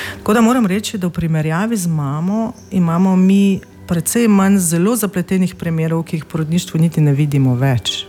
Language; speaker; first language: Slovenian; non-native, fluent; Russian